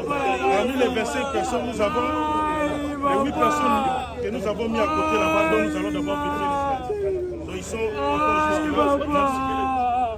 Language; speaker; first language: French; non-native, local second language; Lingala